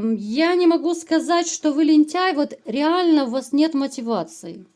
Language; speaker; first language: Russian; native; Russian